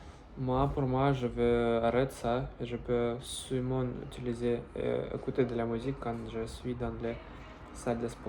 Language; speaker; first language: French; non-native, learner; Russian